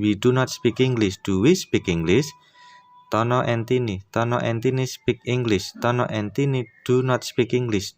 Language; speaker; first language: English; non-native, fluent; Indonesian